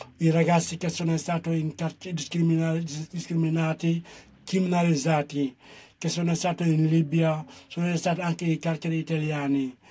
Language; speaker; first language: Italian; non-native, fluent; Wolof